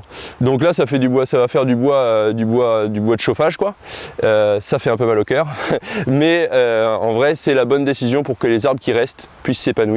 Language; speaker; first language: French; native; French